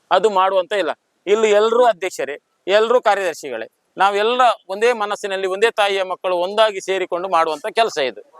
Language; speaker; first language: Kannada; native; Kannada